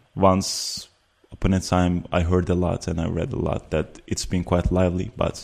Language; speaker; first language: English; non-native, fluent; Turkish